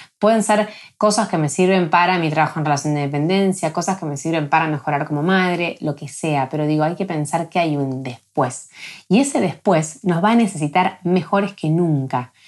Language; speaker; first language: Spanish; native; Spanish